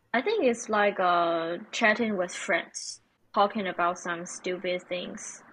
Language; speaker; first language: English; non-native, fluent; Chinese